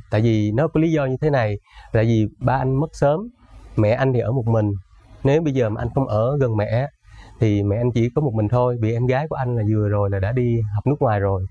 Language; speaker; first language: Vietnamese; native; Vietnamese